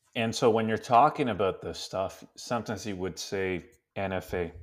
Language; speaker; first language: English; non-native, fluent; Spanish